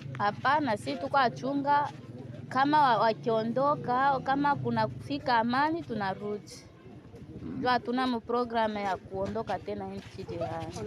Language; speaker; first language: Swahili; native; Swahili